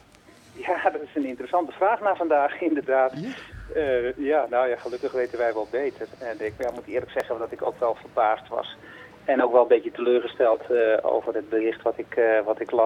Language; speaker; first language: Dutch; native; Dutch